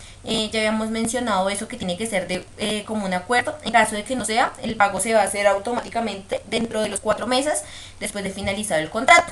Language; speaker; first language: Spanish; native; Spanish